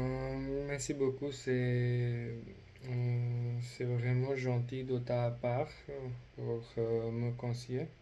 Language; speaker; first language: French; non-native, learner; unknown